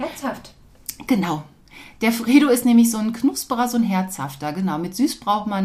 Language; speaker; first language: German; native; German